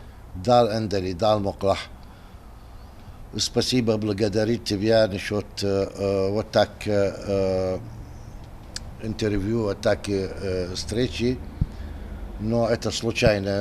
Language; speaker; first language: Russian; non-native, learner; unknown